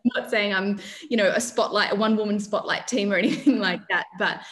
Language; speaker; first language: English; native; English